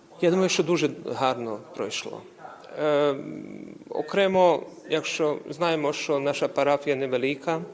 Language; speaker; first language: Ukrainian; early bilingual, heritage; Ukrainian